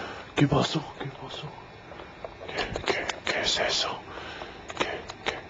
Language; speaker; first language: Spanish; non-native, learner; English